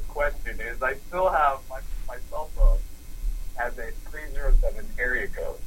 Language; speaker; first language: English; native; English